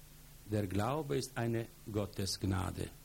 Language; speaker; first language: German; non-native, fluent; Polish